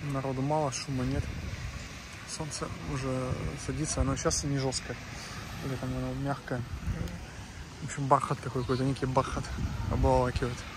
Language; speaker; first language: Russian; native; Russian